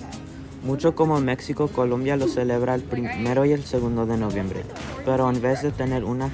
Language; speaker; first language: Spanish; non-native, learner; English